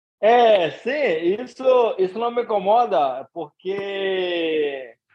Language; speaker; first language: Spanish; non-native, learner; Portuguese